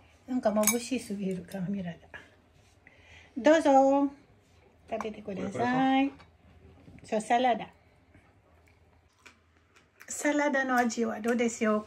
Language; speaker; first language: Japanese; non-native, fluent; Filipino